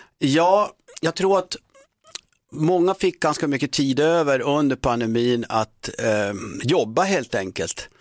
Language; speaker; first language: Swedish; native; Swedish